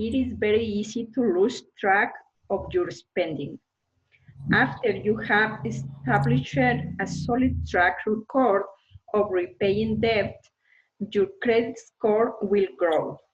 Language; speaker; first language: English; non-native, learner; Spanish